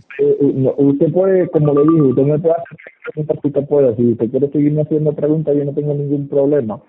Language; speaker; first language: Spanish; native; Spanish